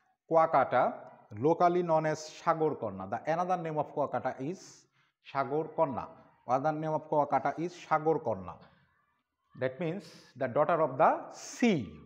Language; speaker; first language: English; non-native, local second language; Bangla